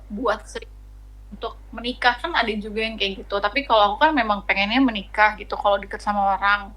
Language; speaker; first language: Indonesian; native; Indonesian